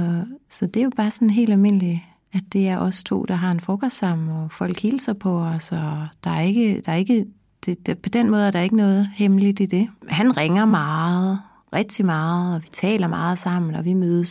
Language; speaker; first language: Danish; native; Danish